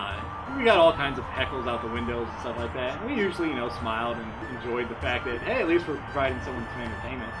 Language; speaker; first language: English; native; English